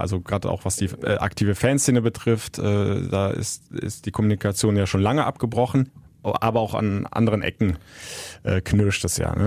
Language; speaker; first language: German; native; German